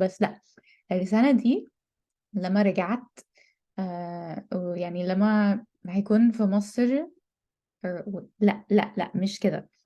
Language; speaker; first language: Arabic; non-native, learner; English